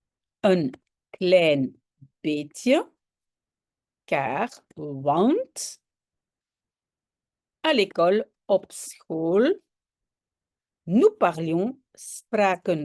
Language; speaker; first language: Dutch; non-native, local second language; French